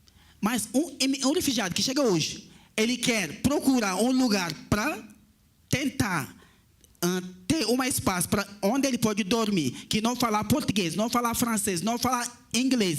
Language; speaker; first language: Portuguese; non-native, learner; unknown